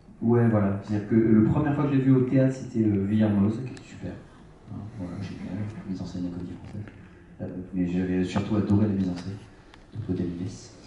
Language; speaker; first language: French; native; French